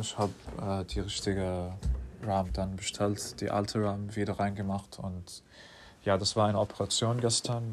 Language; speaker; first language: German; non-native, fluent; English